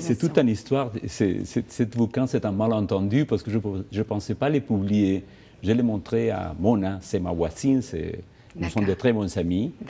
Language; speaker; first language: French; non-native, fluent; Spanish